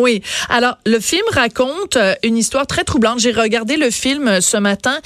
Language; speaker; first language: French; native; French